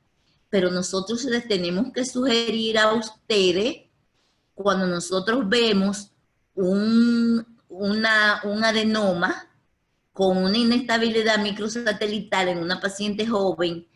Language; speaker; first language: Spanish; native; Spanish